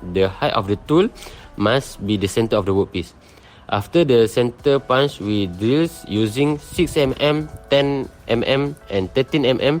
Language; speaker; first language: English; non-native, local second language; Malay